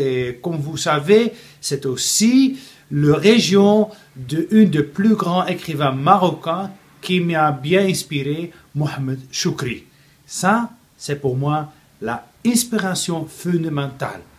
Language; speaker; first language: French; non-native, fluent; Riffian